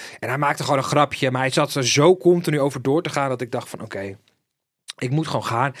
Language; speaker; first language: Dutch; early bilingual, other home language; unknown